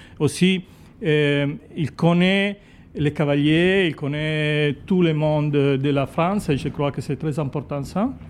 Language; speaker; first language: French; non-native, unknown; Italian